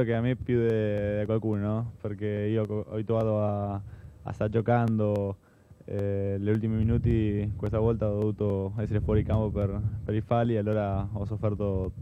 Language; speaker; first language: Italian; non-native, fluent; Spanish